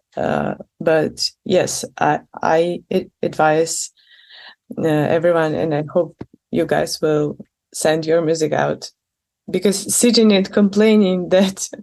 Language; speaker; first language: English; non-native, fluent; Russian